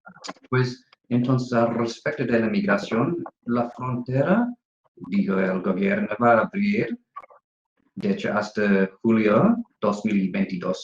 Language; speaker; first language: Spanish; non-native, fluent; English